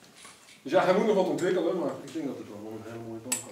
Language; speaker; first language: Dutch; native; Dutch